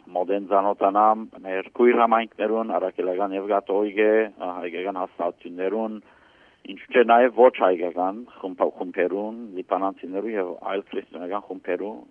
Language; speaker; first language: Armenian; early bilingual, heritage; Armenian